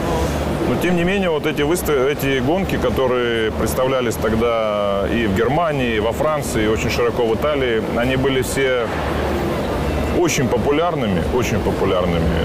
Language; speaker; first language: Russian; native; Russian